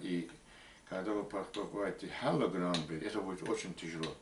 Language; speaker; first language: Russian; non-native, learner; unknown